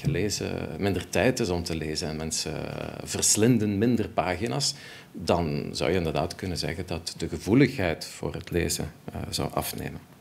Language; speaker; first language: Dutch; native; Dutch